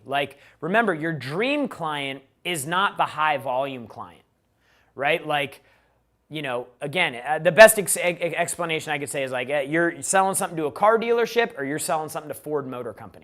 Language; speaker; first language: English; native; English